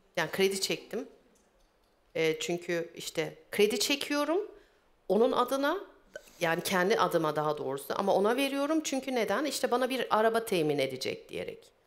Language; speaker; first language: Turkish; early bilingual, heritage; Turkish